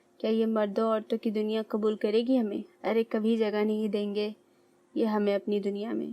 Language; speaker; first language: Urdu; native; Urdu